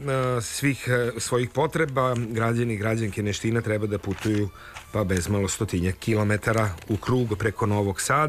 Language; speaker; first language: Serbian; native; Serbian